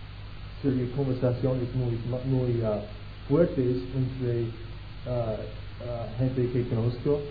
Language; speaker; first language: Spanish; non-native, fluent; English